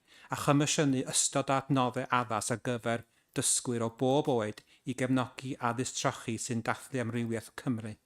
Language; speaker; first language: Welsh; native; Welsh